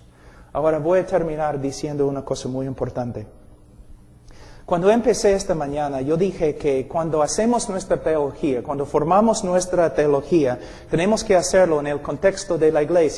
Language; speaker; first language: Spanish; non-native, fluent; English